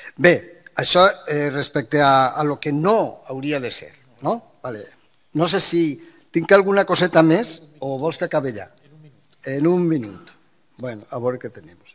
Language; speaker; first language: Catalan; non-native, local second language; Spanish